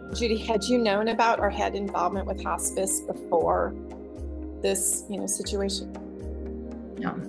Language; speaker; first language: English; native; English